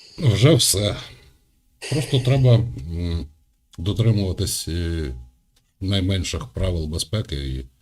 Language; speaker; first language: Ukrainian; non-native, local second language; Russian